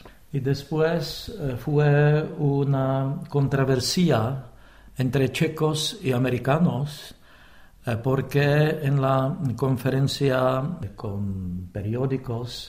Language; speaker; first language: Spanish; non-native, fluent; Czech